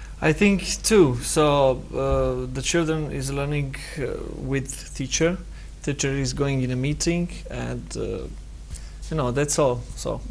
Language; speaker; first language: English; non-native, learner; Serbian